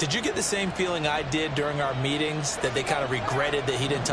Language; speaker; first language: English; native; English